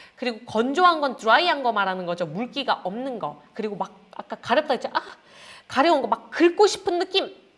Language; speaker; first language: Korean; native; Korean